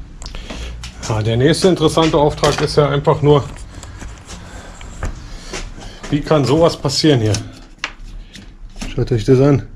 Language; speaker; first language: German; native; German